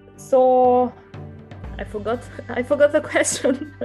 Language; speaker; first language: English; non-native, fluent; Albanian